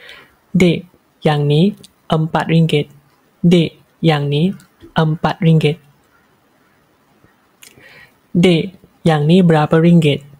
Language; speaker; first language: Indonesian; non-native, local second language; Chinese